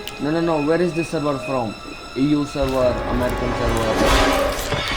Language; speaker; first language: English; non-native, fluent; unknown